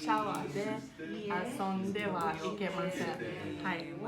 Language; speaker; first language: Japanese; non-native, fluent; English